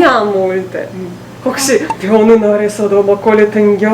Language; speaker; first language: Korean; non-native, learner; Russian